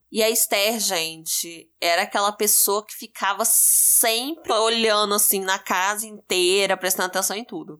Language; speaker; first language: Portuguese; native; Portuguese